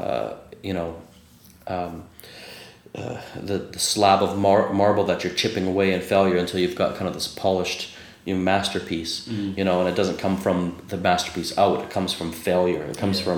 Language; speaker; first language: English; native; English